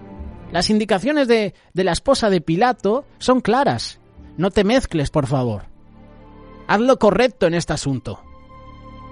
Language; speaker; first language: Spanish; native; Spanish